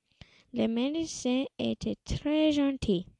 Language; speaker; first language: French; non-native, local second language; English